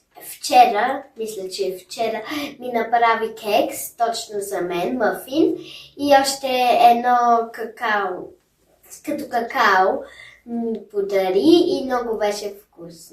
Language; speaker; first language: Bulgarian; early bilingual, heritage; German